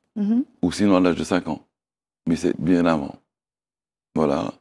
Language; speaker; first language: French; native; French